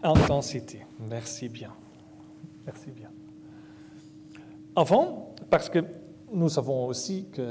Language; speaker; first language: French; non-native, learner; Dutch